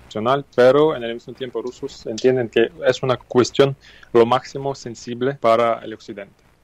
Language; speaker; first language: Spanish; non-native, fluent; Ukrainian